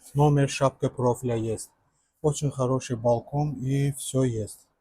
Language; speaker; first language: Russian; non-native, local second language; Azerbaijani